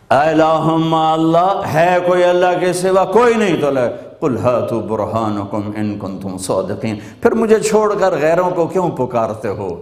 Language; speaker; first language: Urdu; non-native, local second language; Punjabi